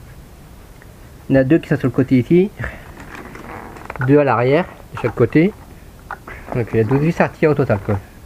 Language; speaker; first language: French; native; French